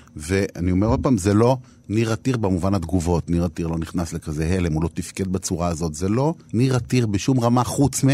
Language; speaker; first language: Hebrew; native; Hebrew